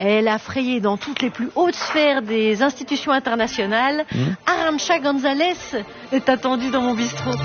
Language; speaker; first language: French; native; French